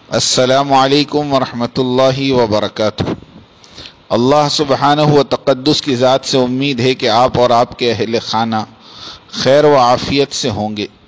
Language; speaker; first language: Urdu; native; Urdu